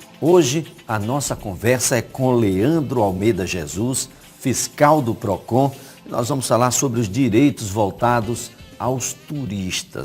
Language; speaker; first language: Portuguese; native; Portuguese